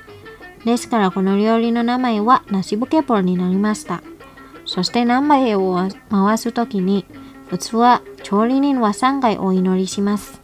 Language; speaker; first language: Japanese; non-native, fluent; Indonesian